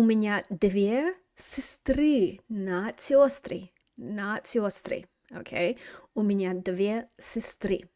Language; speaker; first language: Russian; non-native, fluent; English